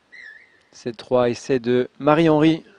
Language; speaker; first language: French; native; French